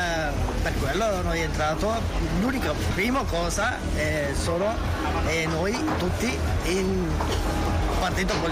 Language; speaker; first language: Italian; non-native, learner; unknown